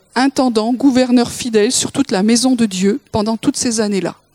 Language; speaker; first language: French; native; French